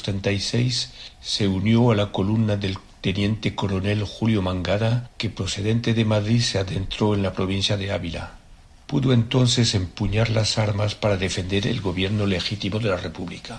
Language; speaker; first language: Spanish; native; Spanish